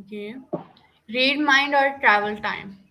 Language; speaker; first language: English; non-native, local second language; Urdu